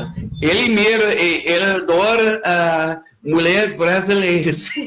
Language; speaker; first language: Portuguese; non-native, learner; English